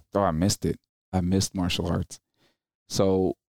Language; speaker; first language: English; early bilingual, other home language; Spanish